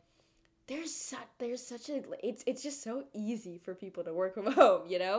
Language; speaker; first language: English; early bilingual, other home language; Telugu